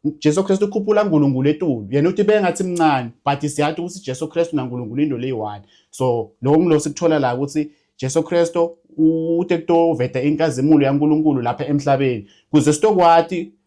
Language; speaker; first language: Zulu; non-native, local second language; Swati